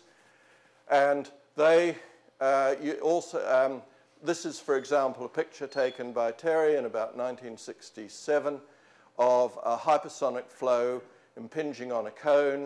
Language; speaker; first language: English; native; English